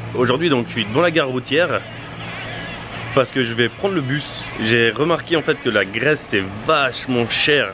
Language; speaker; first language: French; native; French